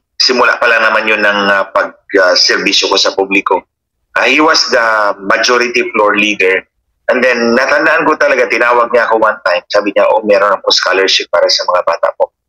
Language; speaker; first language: Filipino; non-native, local second language; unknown